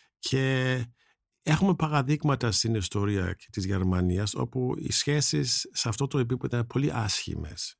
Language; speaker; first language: Greek; non-native, fluent; German